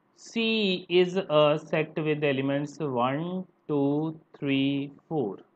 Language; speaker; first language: English; non-native, local second language; Punjabi